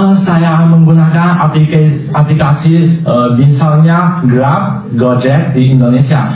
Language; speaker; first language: Indonesian; non-native, learner; Chinese